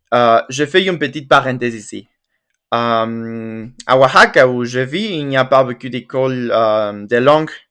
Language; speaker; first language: French; non-native, fluent; Spanish